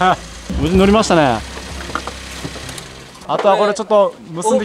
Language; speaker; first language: Japanese; native; Japanese